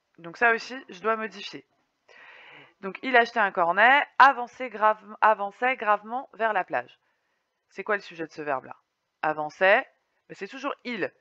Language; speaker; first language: French; native; French